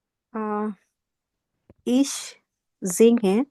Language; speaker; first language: German; non-native, learner; Bangla